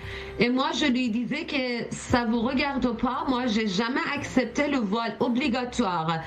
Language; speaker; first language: French; non-native, learner; Persian